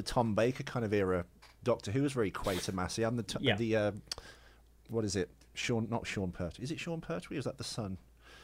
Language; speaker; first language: English; native; English